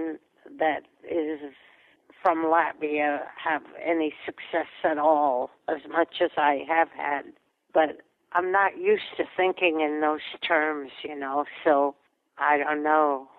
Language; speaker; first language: English; non-native, fluent; Latvian